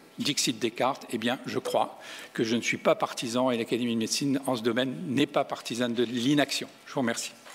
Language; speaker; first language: French; native; French